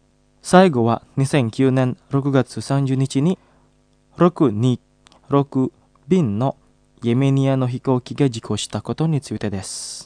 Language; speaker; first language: Japanese; non-native, fluent; Indonesian